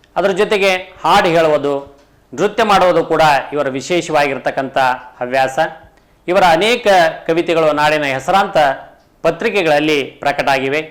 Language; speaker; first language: Kannada; native; Kannada